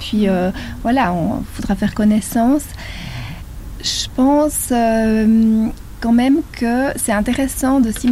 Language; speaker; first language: French; native; French